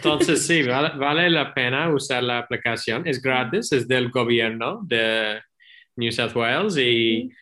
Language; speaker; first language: Spanish; non-native, learner; English